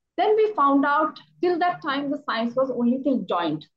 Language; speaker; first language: English; non-native, local second language; Hindi